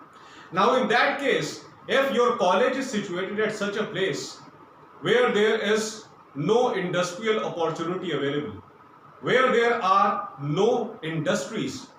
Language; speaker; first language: English; non-native, local second language; Hindi